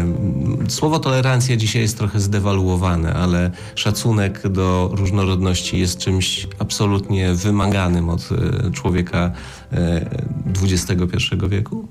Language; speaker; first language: Polish; native; Polish